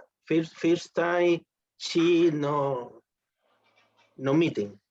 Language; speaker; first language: English; non-native, learner; Spanish